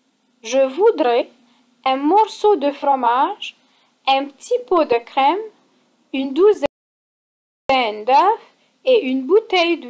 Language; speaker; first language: French; non-native, fluent; English